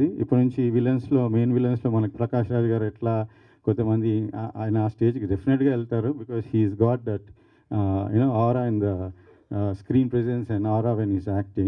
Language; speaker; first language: Telugu; native; Telugu